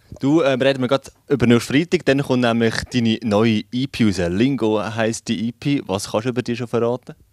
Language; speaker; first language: German; native; German